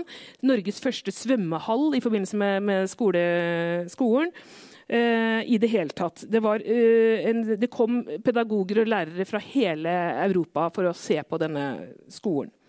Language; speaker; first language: Norwegian; native; Norwegian